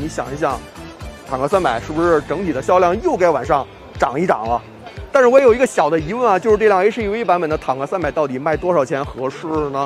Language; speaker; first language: Chinese; native; Chinese